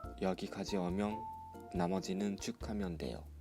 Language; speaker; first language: Korean; non-native, fluent; Japanese